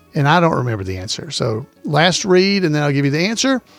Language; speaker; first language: English; native; English